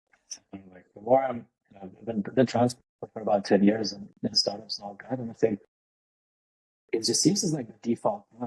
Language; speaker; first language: English; non-native, fluent; Lithuanian